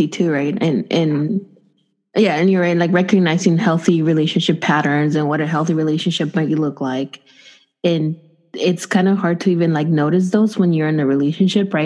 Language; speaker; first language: English; non-native, fluent; Spanish